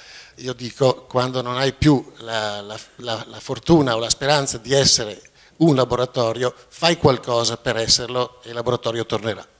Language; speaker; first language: Italian; native; Italian